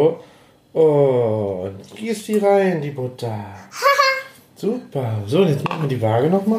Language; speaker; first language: German; native; German